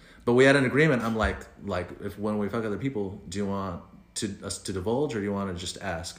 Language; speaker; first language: English; early bilingual, other home language; Spanish